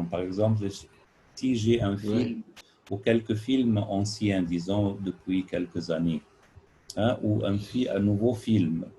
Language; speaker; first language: French; non-native, learner; Arabic